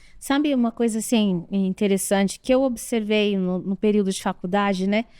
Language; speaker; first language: Portuguese; native; Portuguese